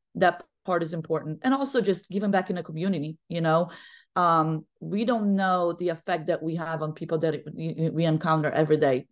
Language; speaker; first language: English; non-native, fluent; Polish